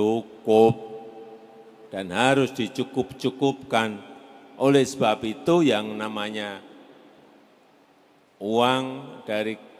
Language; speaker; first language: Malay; non-native, local second language; Javanese